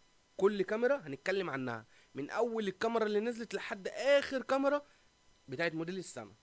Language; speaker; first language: Arabic; native; Arabic